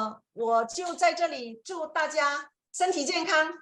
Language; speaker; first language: Chinese; non-native, fluent; Indonesian